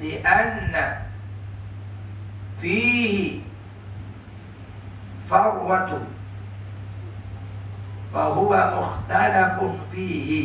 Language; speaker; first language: Arabic; non-native, fluent; Malay